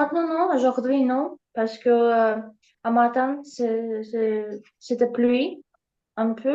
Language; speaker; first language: French; non-native, learner; Ukrainian